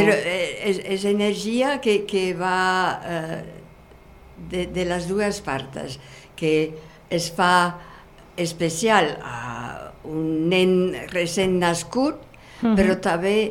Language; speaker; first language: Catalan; non-native, fluent; German